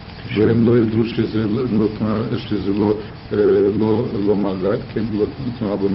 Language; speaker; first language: Hebrew; non-native, fluent; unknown